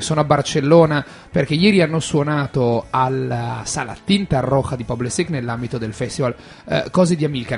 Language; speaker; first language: Italian; native; Italian